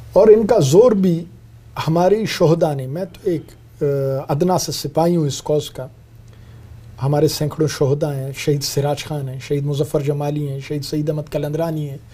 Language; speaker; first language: Urdu; non-native, local second language; Brahui